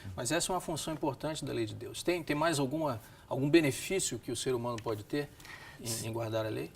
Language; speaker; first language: Portuguese; native; Portuguese